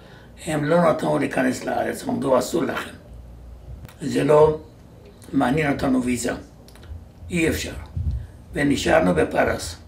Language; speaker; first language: Hebrew; non-native, fluent; Georgian